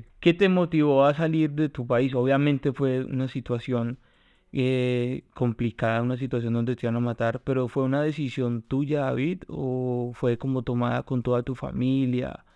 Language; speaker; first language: Spanish; native; Spanish